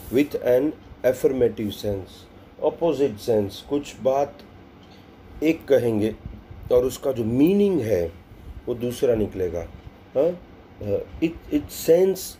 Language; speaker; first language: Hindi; non-native, local second language; Gujarati